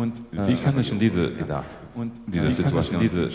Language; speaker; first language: German; non-native, learner; English